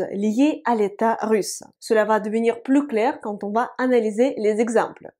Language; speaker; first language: French; non-native, fluent; Russian